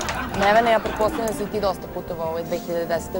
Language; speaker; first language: Serbian; native; Serbian